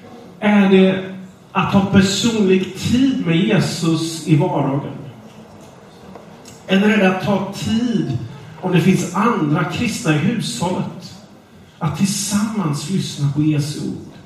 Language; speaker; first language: Swedish; non-native, fluent; English